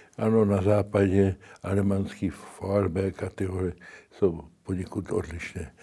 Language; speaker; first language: Czech; early bilingual, heritage; Czech